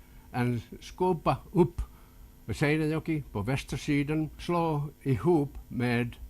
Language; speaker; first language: Swedish; non-native, local second language; Finnish